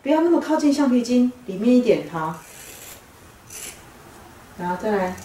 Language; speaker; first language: Chinese; native; Chinese